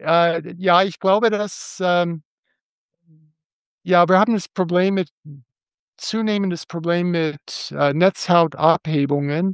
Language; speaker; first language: German; non-native, fluent; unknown